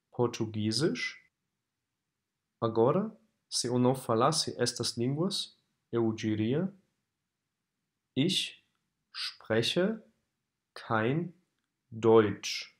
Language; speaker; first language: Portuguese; non-native, fluent; German